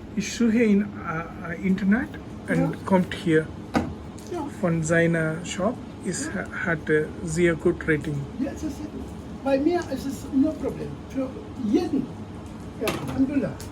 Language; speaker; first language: German; non-native, learner; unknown